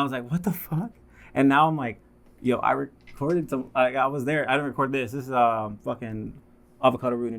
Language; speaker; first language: English; native; English